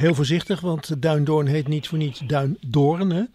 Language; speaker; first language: Dutch; native; Dutch